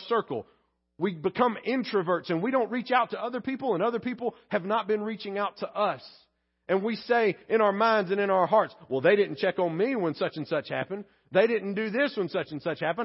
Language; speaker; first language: English; native; English